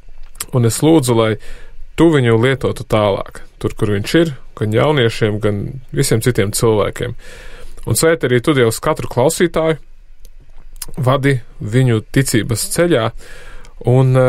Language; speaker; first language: Latvian; native; Latvian